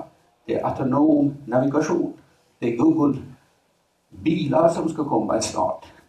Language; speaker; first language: Swedish; non-native, fluent; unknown